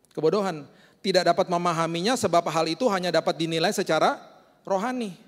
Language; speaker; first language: Indonesian; native; Indonesian